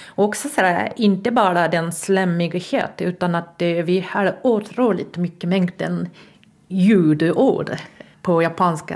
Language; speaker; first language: Swedish; non-native, fluent; Japanese